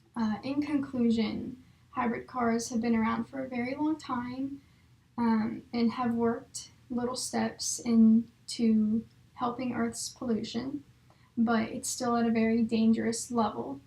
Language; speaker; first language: English; native; English